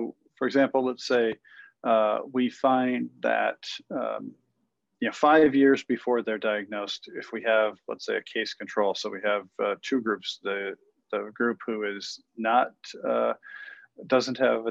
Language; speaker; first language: English; native; English